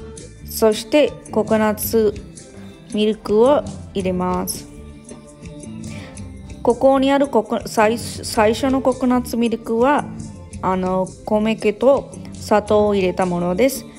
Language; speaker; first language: Japanese; non-native, learner; Sinhala